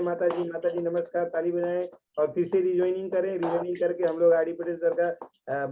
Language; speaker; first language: Hindi; native; Hindi